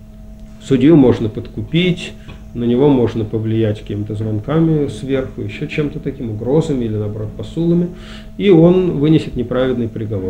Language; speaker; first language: Russian; native; Russian